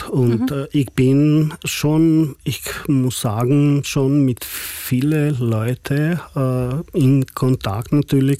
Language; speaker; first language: German; non-native, fluent; Hungarian